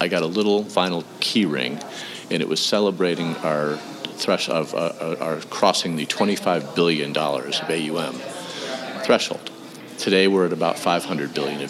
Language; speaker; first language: English; native; English